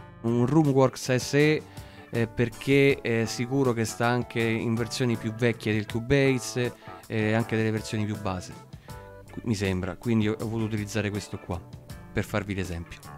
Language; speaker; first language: Italian; native; Italian